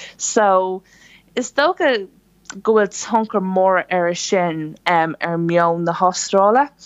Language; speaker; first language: Irish; non-native, local second language; English